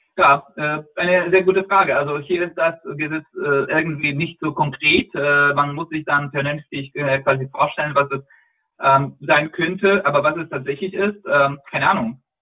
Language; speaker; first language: German; non-native, fluent; Polish